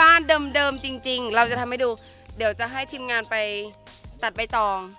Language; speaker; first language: Thai; native; Thai